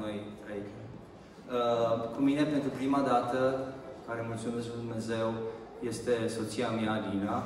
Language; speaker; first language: Romanian; early bilingual, heritage; Romanian